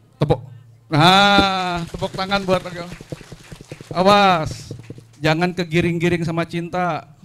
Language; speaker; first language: Indonesian; non-native, local second language; Sundanese